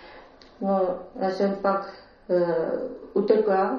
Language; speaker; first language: Czech; non-native, learner; Japanese